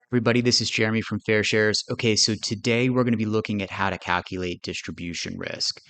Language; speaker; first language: English; native; English